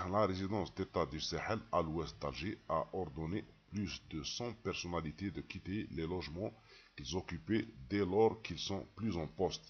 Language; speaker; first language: French; non-native, local second language; Arabic